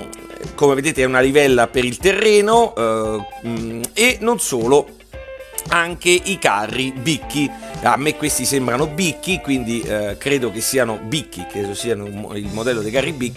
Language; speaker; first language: Italian; native; Italian